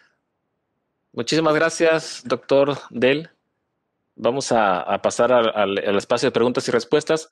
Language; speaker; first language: Spanish; native; Spanish